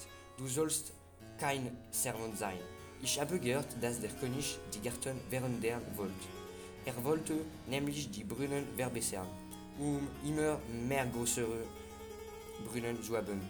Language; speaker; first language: German; non-native, learner; French